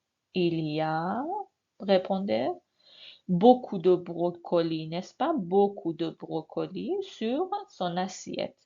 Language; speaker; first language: French; non-native, fluent; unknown